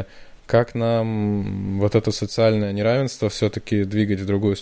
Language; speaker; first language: Russian; native; Russian